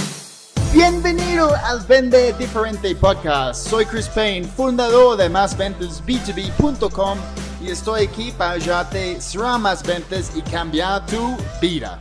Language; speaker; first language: Spanish; non-native, fluent; English